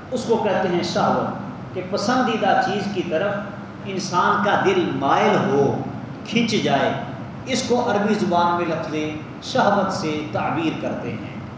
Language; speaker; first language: Urdu; non-native, local second language; Punjabi